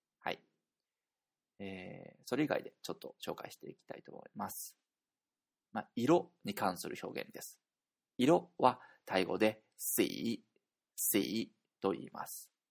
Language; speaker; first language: Japanese; native; Japanese